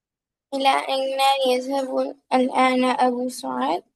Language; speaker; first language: Arabic; non-native, learner; Urdu